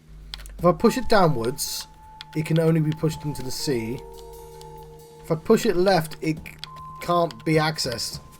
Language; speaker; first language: English; native; English